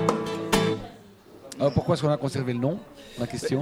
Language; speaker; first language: French; native; French